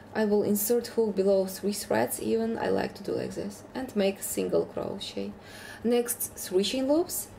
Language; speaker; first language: English; non-native, fluent; Ukrainian